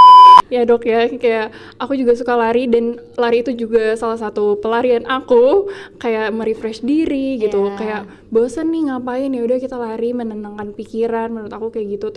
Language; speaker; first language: Indonesian; native; Indonesian